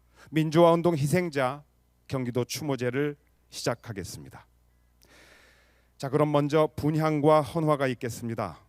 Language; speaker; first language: Korean; native; Korean